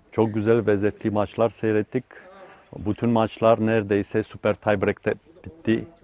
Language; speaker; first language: Turkish; non-native, fluent; Romanian